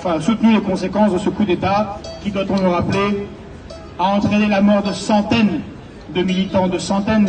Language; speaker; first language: French; native; French